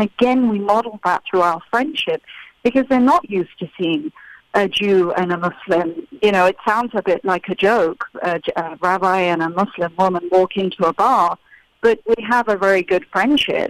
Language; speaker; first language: English; native; English